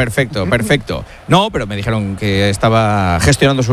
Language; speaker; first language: Spanish; native; Spanish